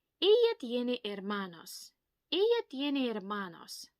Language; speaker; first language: Spanish; non-native, fluent; Ukrainian